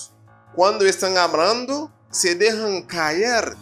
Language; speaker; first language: Spanish; non-native, fluent; Haitian Creole